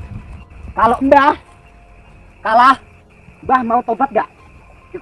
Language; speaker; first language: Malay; non-native, local second language; Javanese